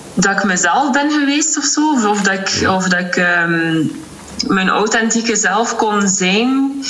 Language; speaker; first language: Dutch; native; Dutch